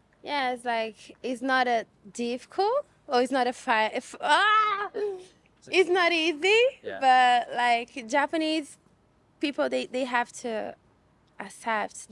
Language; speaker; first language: English; non-native, fluent; Portuguese